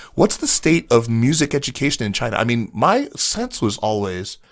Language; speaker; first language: English; native; English